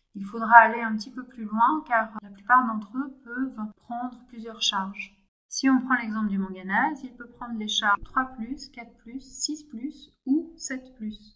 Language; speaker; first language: French; native; French